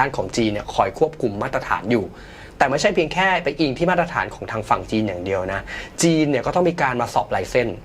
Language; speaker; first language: Thai; native; Thai